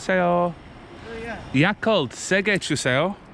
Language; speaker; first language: Korean; non-native, learner; English